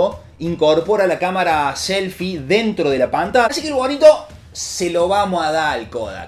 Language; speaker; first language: Spanish; native; Spanish